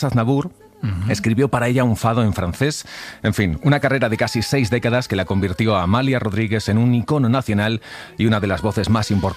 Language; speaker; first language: Spanish; native; Spanish